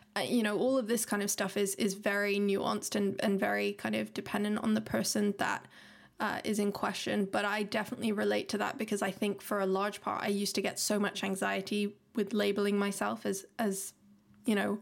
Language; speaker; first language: English; non-native, local second language; Cantonese